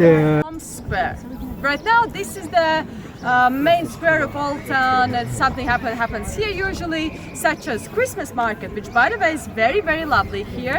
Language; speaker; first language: English; non-native, fluent; Latvian